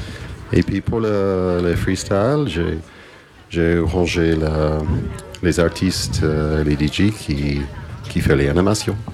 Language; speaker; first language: French; non-native, fluent; English